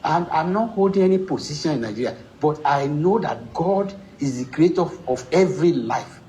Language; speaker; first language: English; non-native, local second language; Yoruba